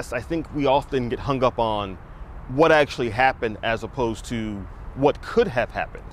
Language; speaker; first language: English; native; English